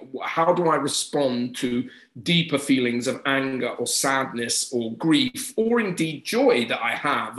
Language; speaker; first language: English; native; English